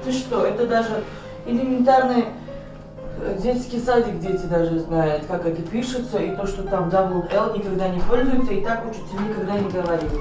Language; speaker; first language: Russian; non-native, local second language; Uzbek